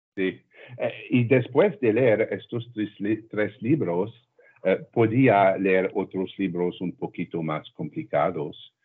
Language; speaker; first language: Spanish; non-native, learner; French